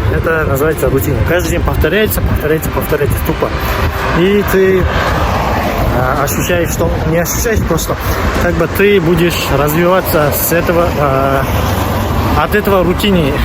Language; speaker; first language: Russian; non-native, local second language; Kazakh